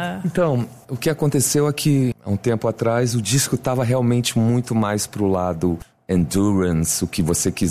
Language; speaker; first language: Portuguese; native; Portuguese